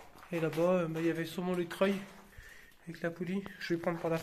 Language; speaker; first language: French; native; French